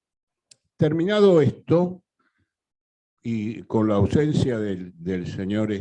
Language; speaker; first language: Spanish; native; Spanish